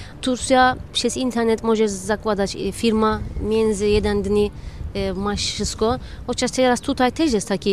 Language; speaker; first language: Polish; non-native, learner; Turkish